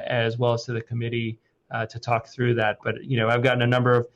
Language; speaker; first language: English; native; English